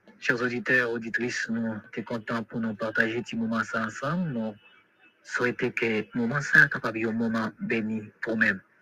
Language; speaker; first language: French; non-native, local second language; Haitian Creole